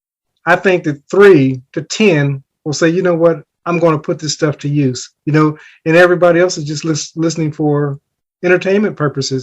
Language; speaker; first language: English; native; English